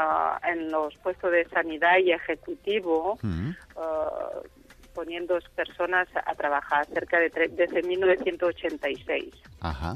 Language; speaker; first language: Spanish; non-native, fluent; French